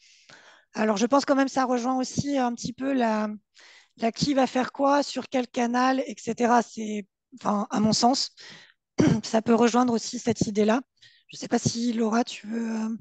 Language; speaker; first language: French; native; French